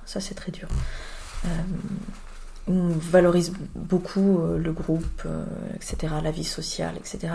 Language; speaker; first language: French; native; French